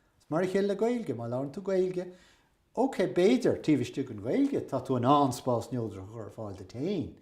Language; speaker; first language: Irish; native; Irish